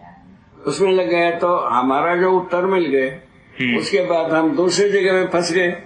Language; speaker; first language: Hindi; non-native, local second language; Kannada